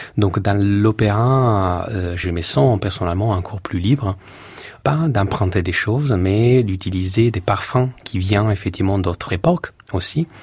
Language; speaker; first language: French; non-native, fluent; Italian